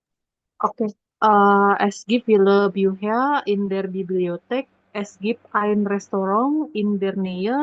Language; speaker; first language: German; non-native, learner; Indonesian